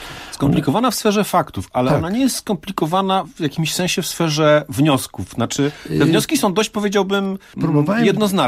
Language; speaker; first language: Polish; native; Polish